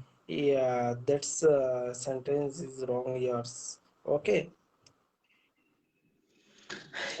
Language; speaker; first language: English; non-native, learner; Bangla